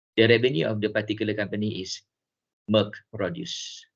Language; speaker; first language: English; non-native, local second language; Malay